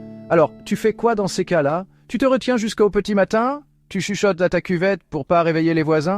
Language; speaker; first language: French; native; French